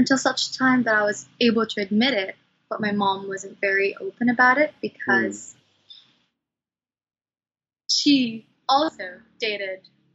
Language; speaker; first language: English; non-native, local second language; Cebuano